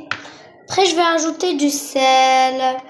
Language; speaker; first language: French; non-native, local second language; Arabic